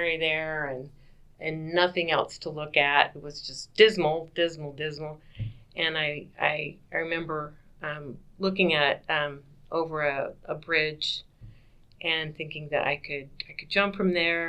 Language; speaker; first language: English; native; English